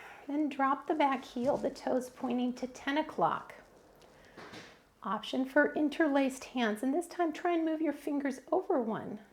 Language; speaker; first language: English; native; English